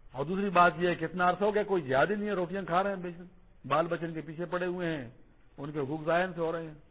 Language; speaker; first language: Urdu; non-native, local second language; Pashto